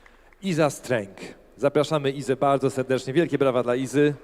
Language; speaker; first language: Polish; native; Polish